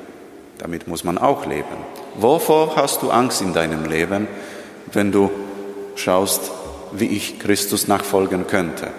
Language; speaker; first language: German; non-native, fluent; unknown